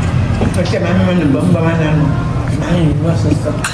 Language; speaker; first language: Filipino; non-native, learner; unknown